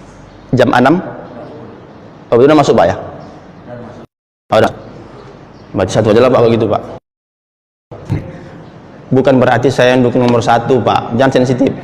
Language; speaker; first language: Indonesian; native; Indonesian